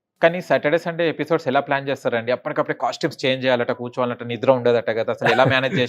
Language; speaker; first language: Telugu; native; Telugu